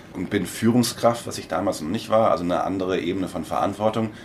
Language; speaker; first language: German; native; German